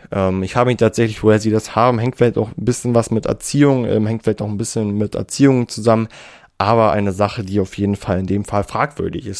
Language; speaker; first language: German; native; German